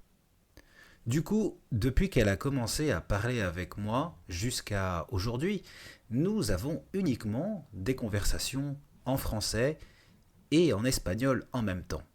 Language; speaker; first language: French; native; French